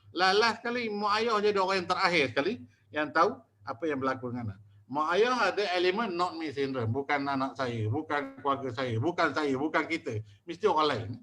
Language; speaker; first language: Malay; native; Malay